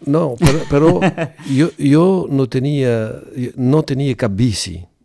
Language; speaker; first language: Catalan; non-native, local second language; French